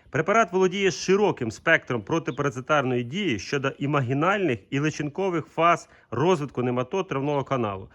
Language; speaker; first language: Ukrainian; non-native, local second language; Russian